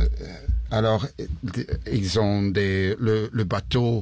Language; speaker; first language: French; early bilingual, heritage; English